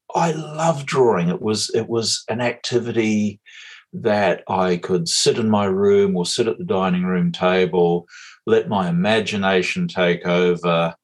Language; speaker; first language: English; native; English